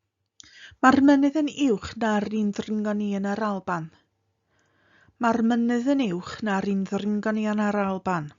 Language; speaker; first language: Welsh; non-native, fluent; English